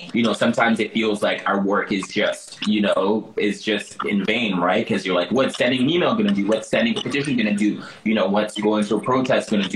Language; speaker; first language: English; early bilingual, other home language; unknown